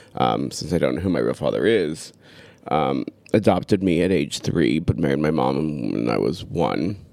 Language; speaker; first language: English; native; English